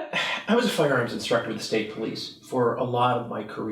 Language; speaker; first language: English; native; English